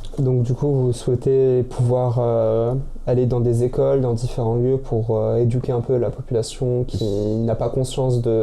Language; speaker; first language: French; native; French